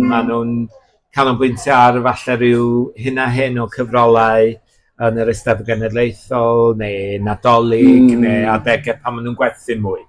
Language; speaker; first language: Welsh; native; Welsh